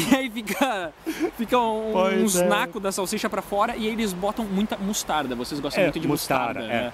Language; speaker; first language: Portuguese; native; Portuguese